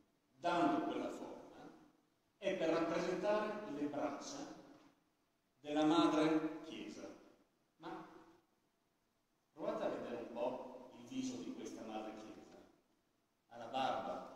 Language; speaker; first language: Italian; native; Italian